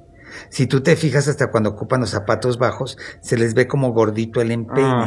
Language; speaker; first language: Spanish; native; Spanish